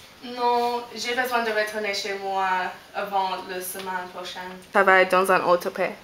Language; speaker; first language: French; non-native, learner; English